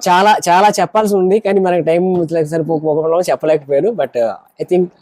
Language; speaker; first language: Telugu; native; Telugu